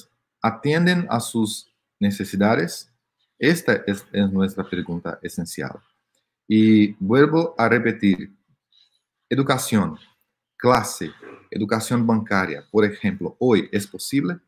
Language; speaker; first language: Spanish; non-native, fluent; Portuguese